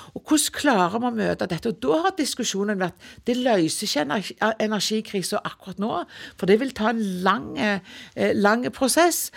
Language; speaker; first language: Norwegian; native; Norwegian